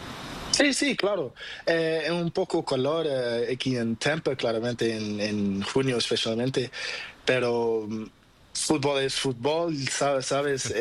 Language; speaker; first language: Spanish; non-native, learner; Portuguese